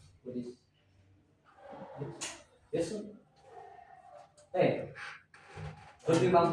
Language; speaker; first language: English; non-native, learner; Indonesian